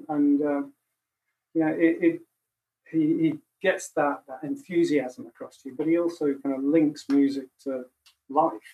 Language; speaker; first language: English; native; English